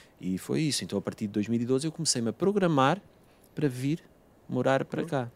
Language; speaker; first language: Portuguese; native; Portuguese